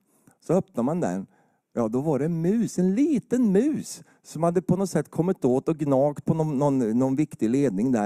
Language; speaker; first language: Swedish; native; Swedish